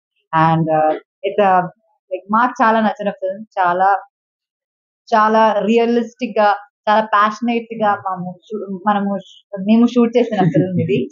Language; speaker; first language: Telugu; non-native, local second language; Malayalam